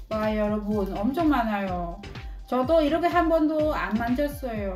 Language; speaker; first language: Korean; non-native, local second language; Vietnamese